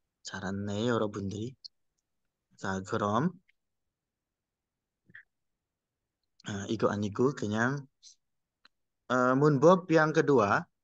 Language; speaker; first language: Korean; non-native, fluent; Indonesian